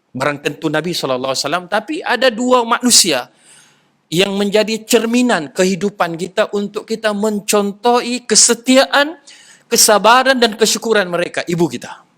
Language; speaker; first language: Malay; non-native, local second language; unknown